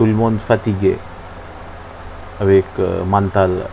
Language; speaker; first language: French; non-native, learner; Hindi